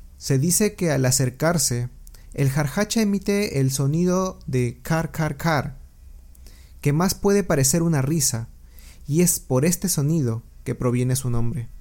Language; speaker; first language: Spanish; native; Spanish